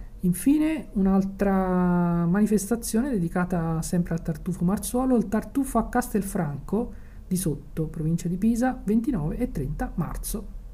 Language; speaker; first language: Italian; native; Italian